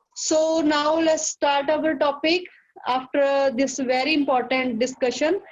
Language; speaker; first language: English; non-native, local second language; Punjabi